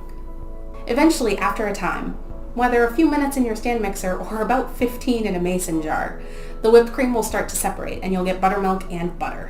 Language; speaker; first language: English; native; English